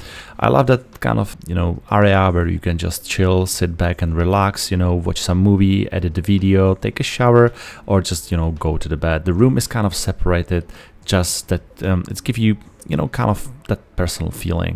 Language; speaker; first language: English; non-native, fluent; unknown